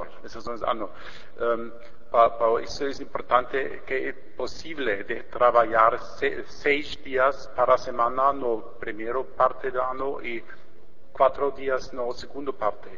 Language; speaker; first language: Portuguese; non-native, learner; German